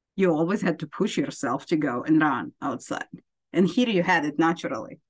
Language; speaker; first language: English; non-native, fluent; Ukrainian